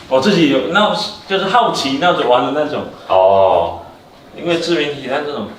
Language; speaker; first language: Chinese; native; Chinese